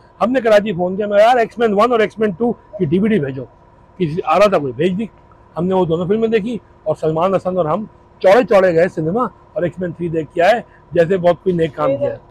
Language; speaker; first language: Urdu; native; Urdu